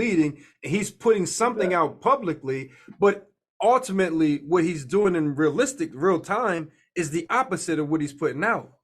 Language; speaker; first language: English; native; English